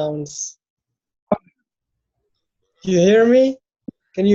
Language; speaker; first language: English; non-native, fluent; Arabic